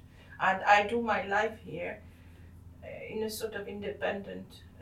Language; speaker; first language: English; non-native, fluent; French